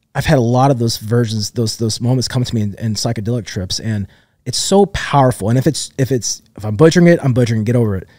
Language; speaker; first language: English; native; English